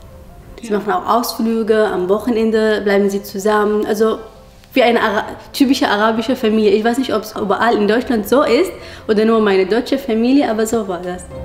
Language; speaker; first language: German; non-native, fluent; Arabic